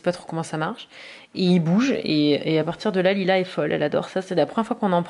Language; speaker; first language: French; native; French